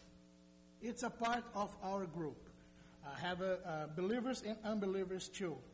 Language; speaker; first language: English; non-native, learner; Portuguese